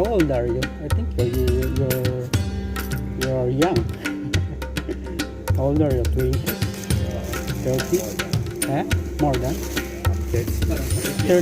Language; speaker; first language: English; non-native, local second language; Filipino